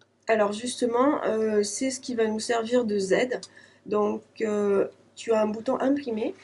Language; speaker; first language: French; native; French